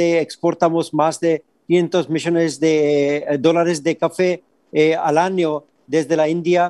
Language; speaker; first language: Spanish; non-native, fluent; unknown